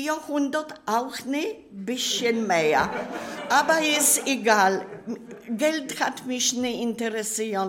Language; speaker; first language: German; non-native, learner; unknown